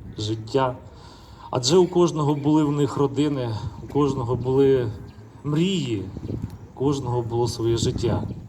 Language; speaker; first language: Ukrainian; native; Ukrainian